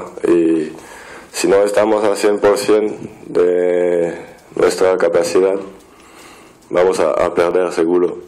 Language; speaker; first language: Spanish; non-native, fluent; French